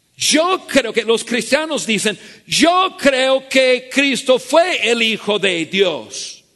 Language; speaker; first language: Spanish; non-native, fluent; English